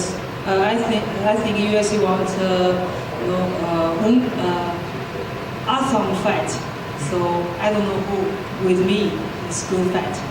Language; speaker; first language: English; non-native, learner; Chinese